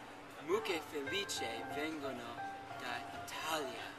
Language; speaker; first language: Italian; non-native, learner; English